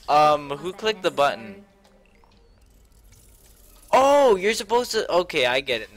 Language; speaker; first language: English; native; English